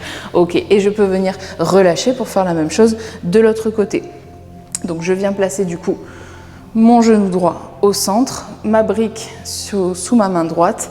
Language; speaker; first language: French; native; French